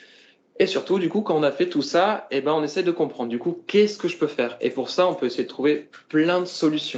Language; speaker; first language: French; native; French